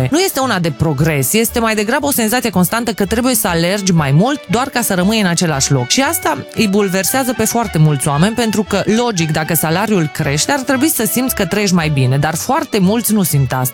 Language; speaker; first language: Romanian; native; Romanian